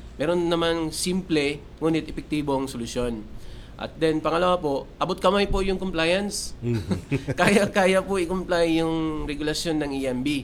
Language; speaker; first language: Filipino; non-native, local second language; Cebuano